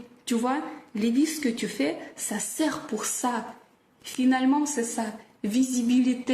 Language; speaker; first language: French; non-native, fluent; Russian